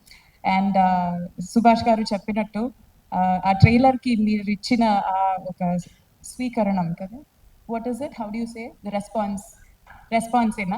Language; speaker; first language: Telugu; non-native, fluent; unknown